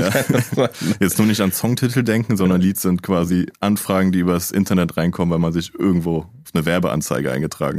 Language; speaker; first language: German; native; German